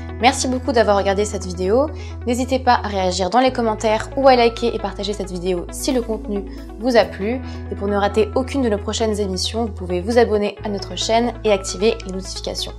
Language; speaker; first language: French; native; French